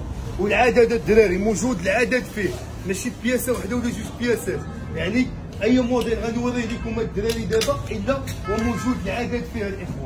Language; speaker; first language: Arabic; native; Arabic